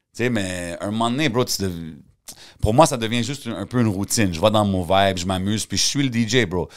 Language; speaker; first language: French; early bilingual, heritage; French